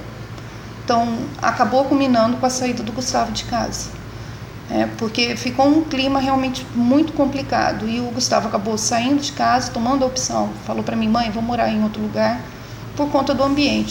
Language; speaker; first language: Portuguese; native; Portuguese